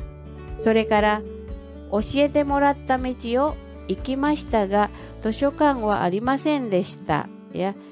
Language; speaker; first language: Japanese; non-native, fluent; Indonesian